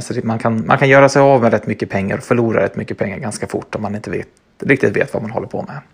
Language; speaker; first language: Swedish; native; Swedish